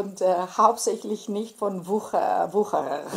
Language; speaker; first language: German; non-native, fluent; Greek